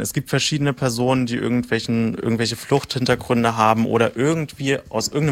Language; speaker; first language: German; native; German